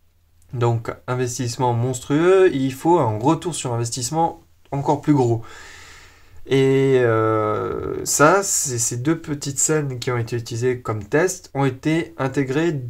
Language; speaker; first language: French; native; French